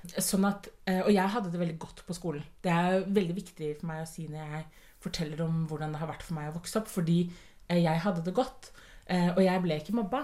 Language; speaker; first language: Norwegian; native; Norwegian